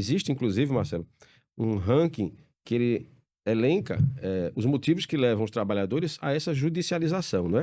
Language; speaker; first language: Portuguese; native; Portuguese